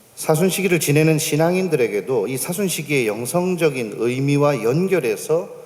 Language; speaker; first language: Korean; native; Korean